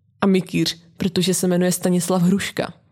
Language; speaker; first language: Czech; native; Czech